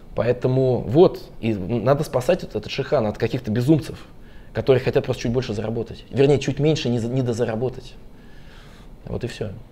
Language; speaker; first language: Russian; native; Russian